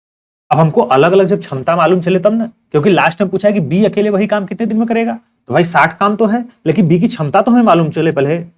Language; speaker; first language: Hindi; native; Hindi